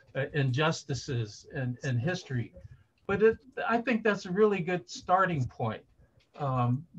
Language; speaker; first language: English; native; English